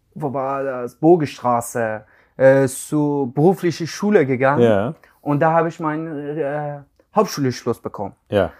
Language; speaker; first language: German; non-native, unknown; Persian